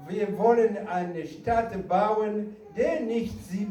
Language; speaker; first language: German; non-native, fluent; Rundi